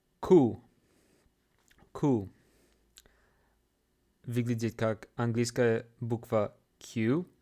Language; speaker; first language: Russian; non-native, fluent; English